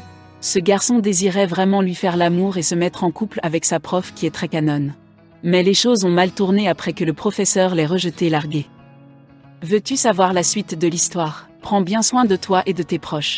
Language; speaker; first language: French; non-native, local second language; Haitian Creole